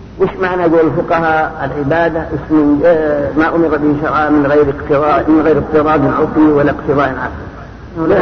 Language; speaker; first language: Arabic; native; Arabic